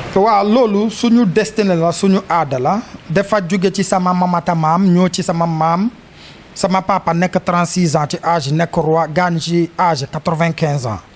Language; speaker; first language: Wolof; non-native, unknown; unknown